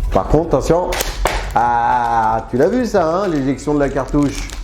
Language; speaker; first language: French; native; French